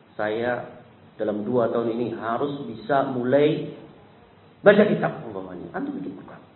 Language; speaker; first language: Indonesian; native; Indonesian